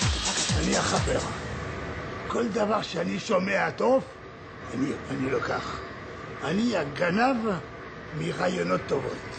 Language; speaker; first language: Hebrew; non-native, learner; French